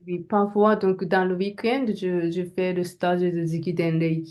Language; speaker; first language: French; non-native, learner; Japanese